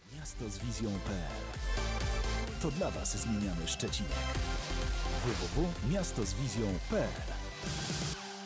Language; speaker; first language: Polish; native; Polish